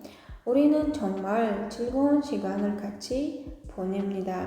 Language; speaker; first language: Korean; non-native, fluent; Uzbek